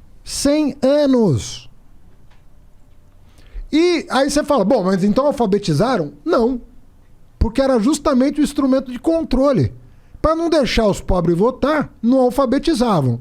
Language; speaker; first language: Portuguese; native; Portuguese